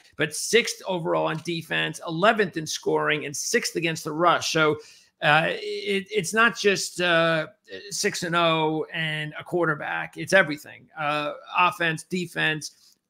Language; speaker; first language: English; native; English